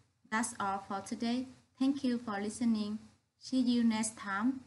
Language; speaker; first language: English; non-native, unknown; Vietnamese